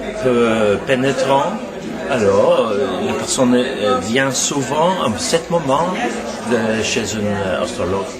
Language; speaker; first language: French; non-native, learner; Norwegian